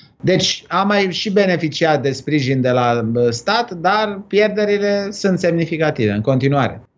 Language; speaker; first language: Romanian; native; Romanian